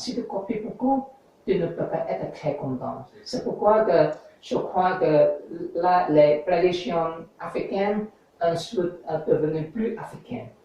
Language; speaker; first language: French; non-native, learner; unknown